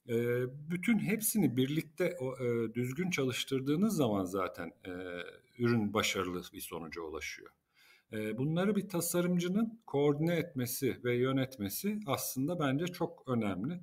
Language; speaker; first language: Turkish; native; Turkish